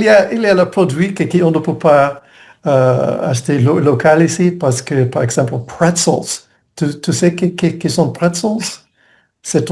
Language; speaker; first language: French; non-native, learner; English